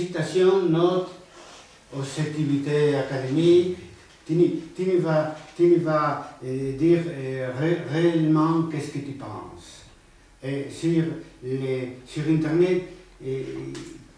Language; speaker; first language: French; non-native, fluent; Spanish